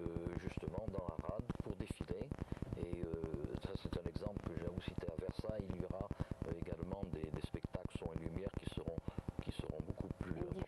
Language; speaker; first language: French; native; French